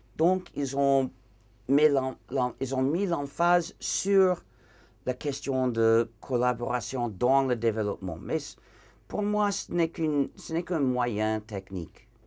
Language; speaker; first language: French; non-native, fluent; English